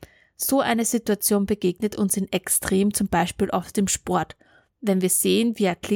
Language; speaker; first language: German; native; German